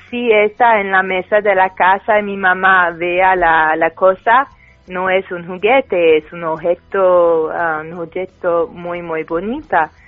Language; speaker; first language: Spanish; non-native, learner; French